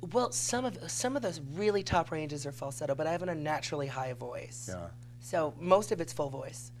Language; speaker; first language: English; native; English